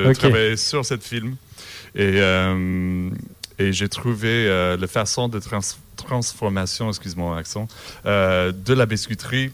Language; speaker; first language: French; non-native, learner; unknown